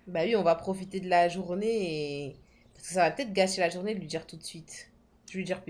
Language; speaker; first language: French; native; French